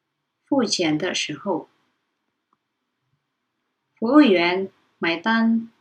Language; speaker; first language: Chinese; non-native, fluent; Indonesian